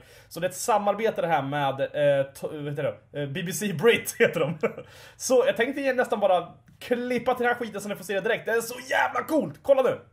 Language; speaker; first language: Swedish; native; Swedish